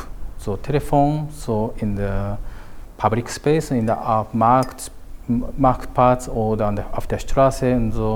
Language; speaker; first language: German; non-native, learner; Japanese